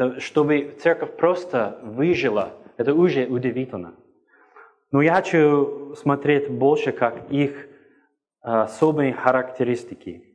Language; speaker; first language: Russian; non-native, fluent; English